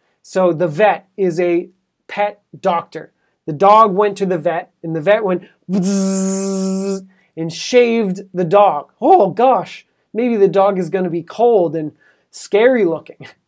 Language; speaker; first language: English; native; English